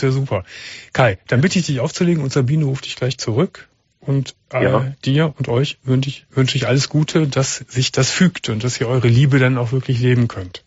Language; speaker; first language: German; native; German